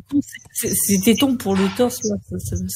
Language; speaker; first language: French; native; French